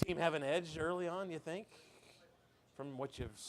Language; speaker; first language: English; native; English